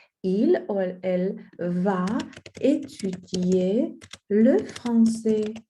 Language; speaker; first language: French; non-native, fluent; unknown